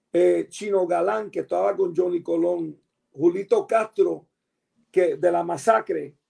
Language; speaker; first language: Spanish; early bilingual, heritage; Spanish